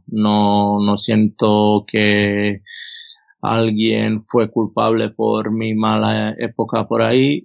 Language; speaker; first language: Spanish; non-native, fluent; Croatian